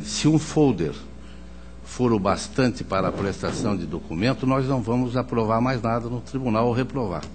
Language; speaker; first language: Portuguese; native; Portuguese